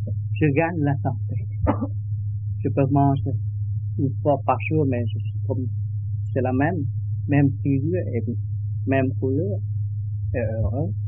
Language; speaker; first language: French; non-native, learner; Vietnamese